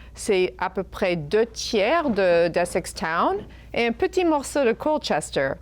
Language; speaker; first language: French; non-native, fluent; English